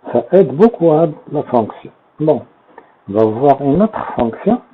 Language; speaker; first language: French; non-native, local second language; Arabic